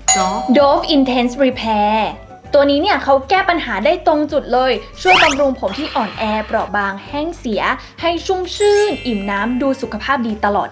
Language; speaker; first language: Thai; native; Thai